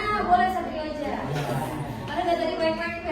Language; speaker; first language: Indonesian; native; Indonesian